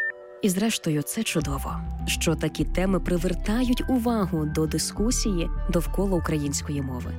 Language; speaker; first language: Ukrainian; native; Ukrainian